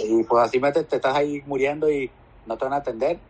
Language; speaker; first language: Spanish; native; Spanish